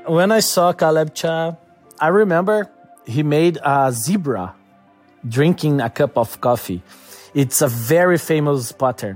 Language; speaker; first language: English; non-native, learner; Portuguese